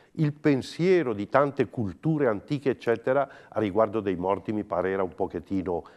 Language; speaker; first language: Italian; native; Italian